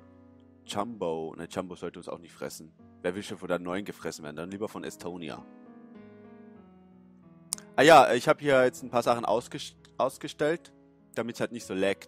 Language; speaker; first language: German; native; German